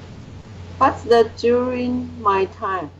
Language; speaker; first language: English; non-native, learner; Chinese